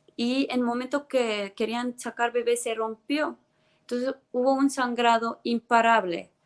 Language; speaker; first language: Spanish; non-native, fluent; Estonian